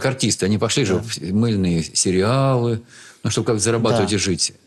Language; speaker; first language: Russian; native; Russian